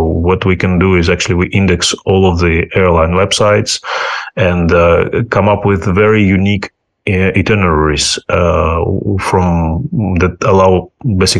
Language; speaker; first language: English; non-native, fluent; Ukrainian